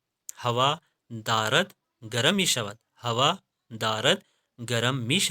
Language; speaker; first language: Persian; non-native, fluent; Urdu